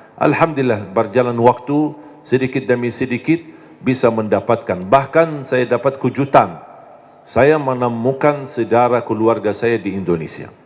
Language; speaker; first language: Indonesian; non-native, fluent; Arabic